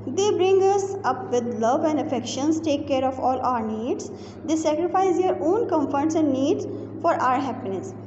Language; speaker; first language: English; non-native, local second language; Urdu